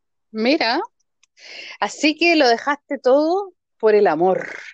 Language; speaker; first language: Spanish; native; Spanish